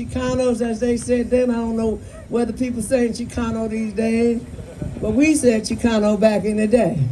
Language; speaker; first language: English; native; English